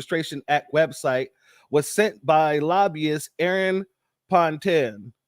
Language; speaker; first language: English; native; English